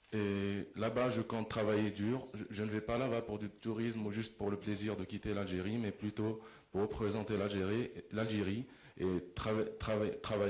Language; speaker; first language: French; non-native, local second language; Arabic